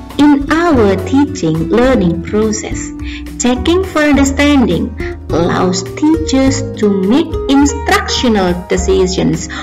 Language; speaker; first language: English; non-native, fluent; Indonesian